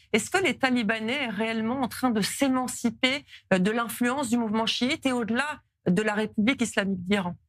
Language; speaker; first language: French; native; French